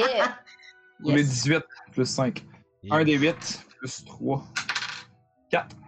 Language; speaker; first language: French; native; French